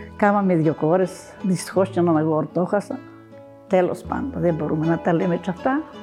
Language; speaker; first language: Greek; native; Greek